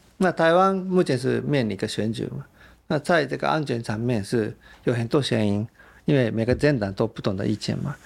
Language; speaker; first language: Chinese; non-native, fluent; Japanese